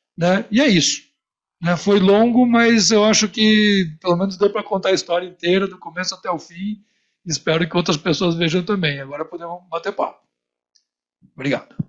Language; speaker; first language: Portuguese; native; Portuguese